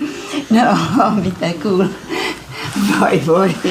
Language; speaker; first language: Finnish; early bilingual, heritage; English